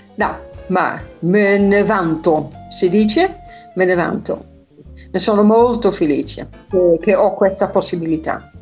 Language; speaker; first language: Italian; non-native, fluent; Dutch